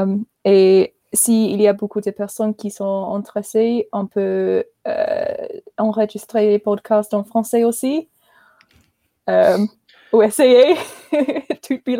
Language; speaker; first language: French; non-native, learner; English